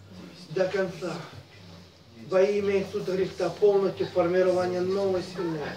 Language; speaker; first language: Russian; native; Russian